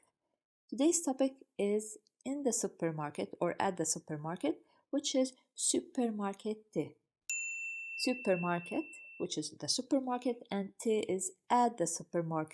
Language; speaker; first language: English; non-native, fluent; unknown